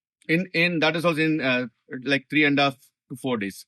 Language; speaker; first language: English; non-native, local second language; Malayalam